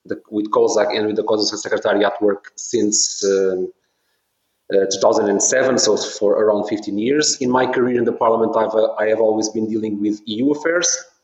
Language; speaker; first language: English; non-native, fluent; Portuguese